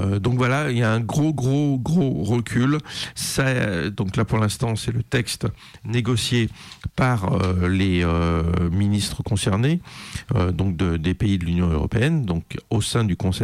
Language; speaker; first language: French; native; French